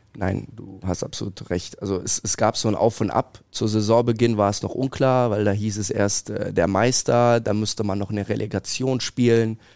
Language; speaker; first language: German; native; German